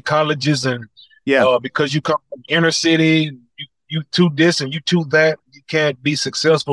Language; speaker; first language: English; native; English